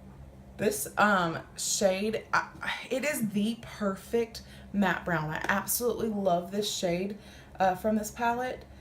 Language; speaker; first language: English; native; English